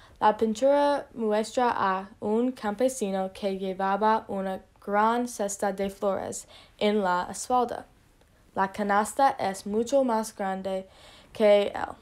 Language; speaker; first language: Spanish; non-native, learner; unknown